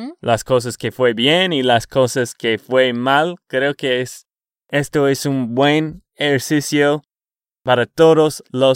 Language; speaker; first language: Spanish; non-native, learner; English